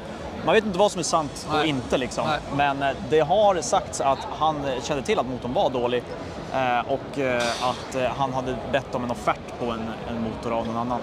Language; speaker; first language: Swedish; native; Swedish